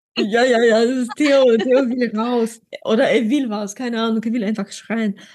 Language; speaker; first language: German; non-native, fluent; Ukrainian